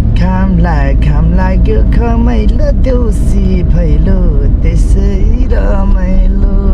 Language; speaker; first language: Nepali; native; Nepali